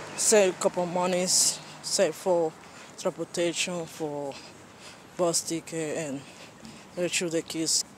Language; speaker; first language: English; non-native, fluent; Spanish